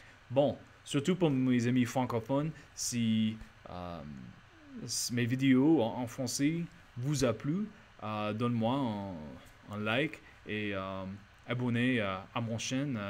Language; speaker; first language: French; non-native, fluent; English